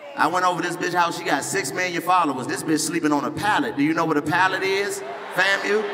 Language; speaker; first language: English; native; English